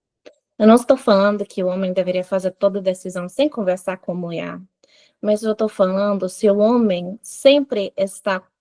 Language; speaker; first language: Portuguese; non-native, fluent; English